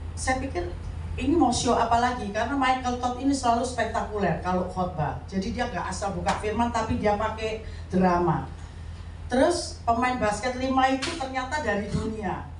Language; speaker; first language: Indonesian; native; Indonesian